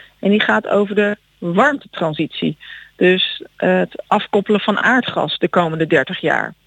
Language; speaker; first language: Dutch; native; Dutch